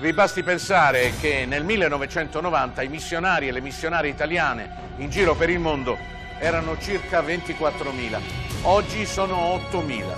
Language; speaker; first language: Italian; native; Italian